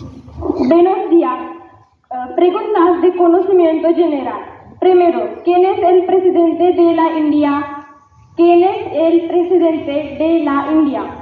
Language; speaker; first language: Spanish; non-native, learner; Marathi